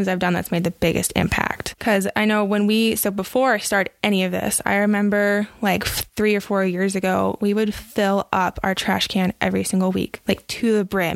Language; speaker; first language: English; native; English